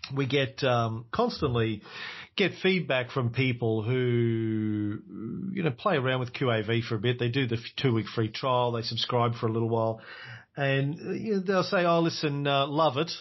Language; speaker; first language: English; native; English